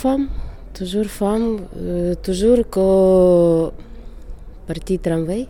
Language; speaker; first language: French; non-native, learner; Ukrainian